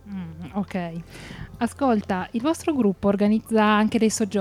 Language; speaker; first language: Italian; native; Italian